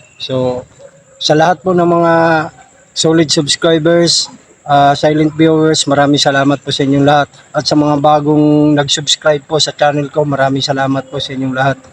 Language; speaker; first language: Filipino; non-native, local second language; Cebuano